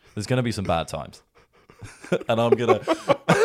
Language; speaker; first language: English; native; English